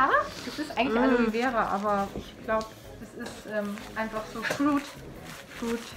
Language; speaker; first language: German; native; German